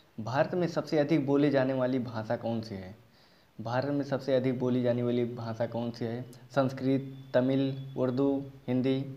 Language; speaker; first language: Hindi; native; Hindi